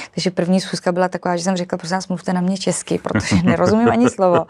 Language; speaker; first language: Czech; native; Czech